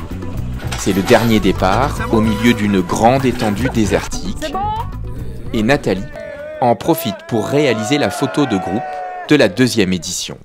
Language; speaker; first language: French; native; French